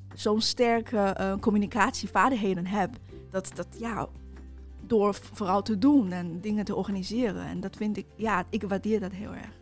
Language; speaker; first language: Dutch; non-native, fluent; Chinese